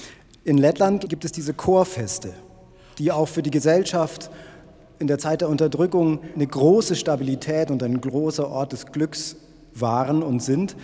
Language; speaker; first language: German; native; German